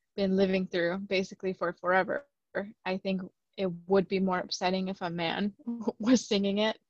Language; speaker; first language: English; early bilingual, other home language; Spanish